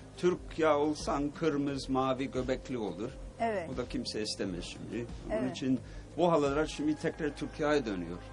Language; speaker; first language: Turkish; early bilingual, heritage; Turkish